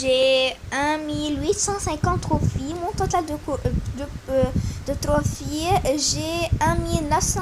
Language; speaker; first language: French; non-native, learner; Arabic